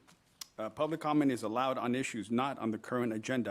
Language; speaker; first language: English; native; English